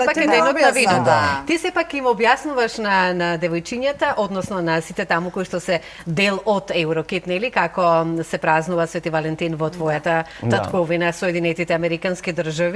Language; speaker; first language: Macedonian; native; Macedonian